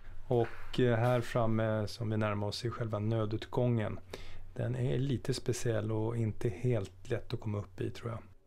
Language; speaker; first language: Swedish; native; Swedish